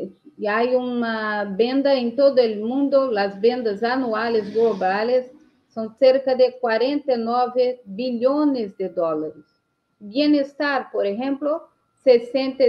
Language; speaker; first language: Portuguese; non-native, learner; Spanish